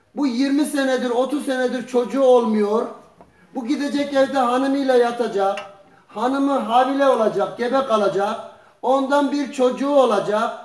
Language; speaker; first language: Turkish; early bilingual, heritage; Turkish